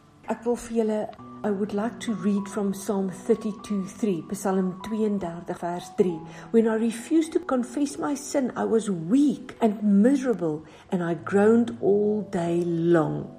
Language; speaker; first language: English; non-native, local second language; Afrikaans